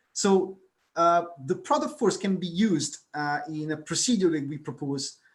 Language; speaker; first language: English; non-native, fluent; Italian